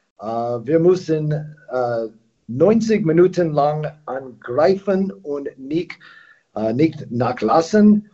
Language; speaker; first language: German; non-native, learner; English